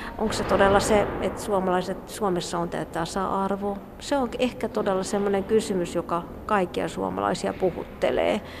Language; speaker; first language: Finnish; non-native, fluent; Hungarian